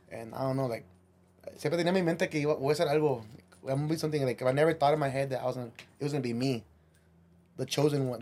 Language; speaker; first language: English; early bilingual, other home language; Spanish